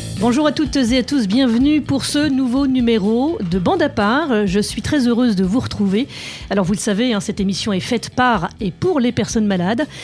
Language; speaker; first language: French; native; French